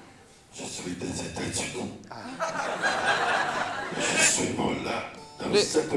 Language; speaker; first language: French; non-native, fluent; English